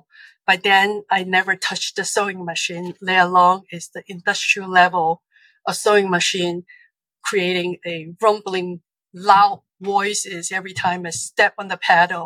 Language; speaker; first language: English; non-native, fluent; Chinese